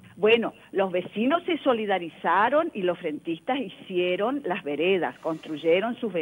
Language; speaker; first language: Spanish; native; Spanish